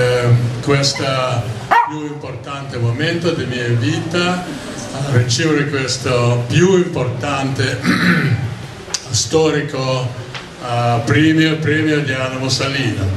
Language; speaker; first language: Italian; non-native, learner; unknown